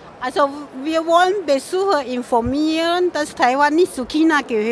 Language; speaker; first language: German; non-native, fluent; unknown